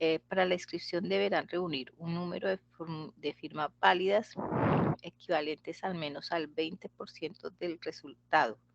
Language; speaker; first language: Spanish; native; Spanish